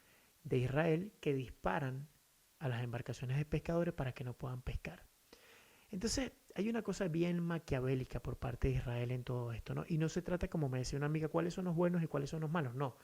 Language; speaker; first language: Spanish; native; Spanish